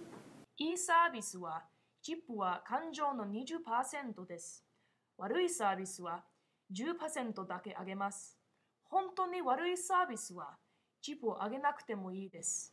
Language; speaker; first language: Japanese; non-native, learner; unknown